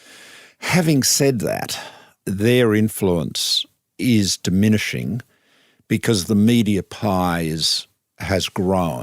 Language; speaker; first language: English; native; English